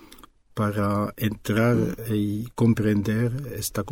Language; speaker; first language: Spanish; non-native, fluent; French